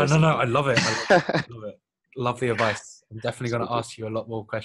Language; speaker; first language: English; native; English